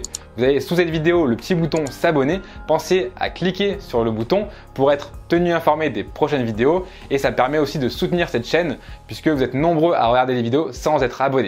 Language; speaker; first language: French; native; French